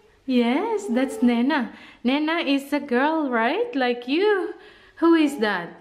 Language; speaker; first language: English; non-native, local second language; Filipino